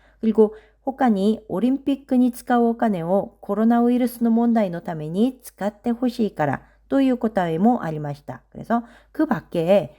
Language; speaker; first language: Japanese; non-native, fluent; Korean